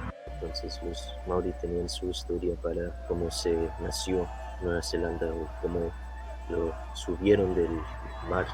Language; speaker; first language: Spanish; non-native, fluent; English